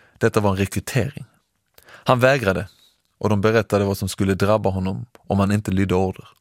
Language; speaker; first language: Swedish; early bilingual, other home language; Persian